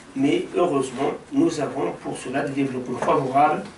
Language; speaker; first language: French; non-native, local second language; Arabic